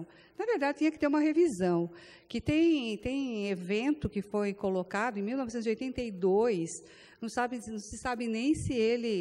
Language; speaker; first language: Portuguese; native; Portuguese